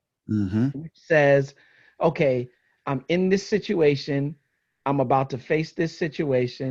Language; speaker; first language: English; native; English